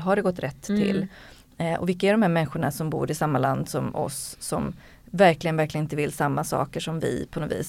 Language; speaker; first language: Swedish; native; Swedish